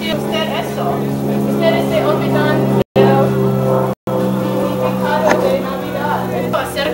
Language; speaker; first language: Spanish; non-native, learner; English